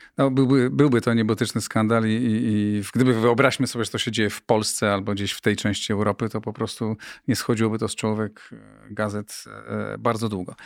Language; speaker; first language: Polish; native; Polish